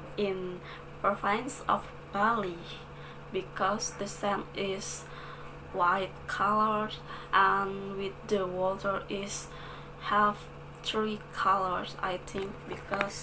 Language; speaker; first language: English; non-native, learner; Balinese